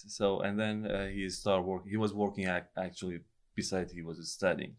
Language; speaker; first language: English; non-native, fluent; Persian